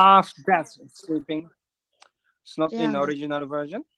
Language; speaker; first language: English; non-native, learner; Japanese